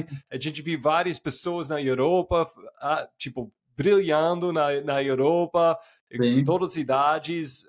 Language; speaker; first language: Portuguese; non-native, fluent; English